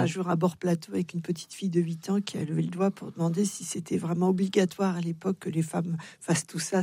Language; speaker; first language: French; native; French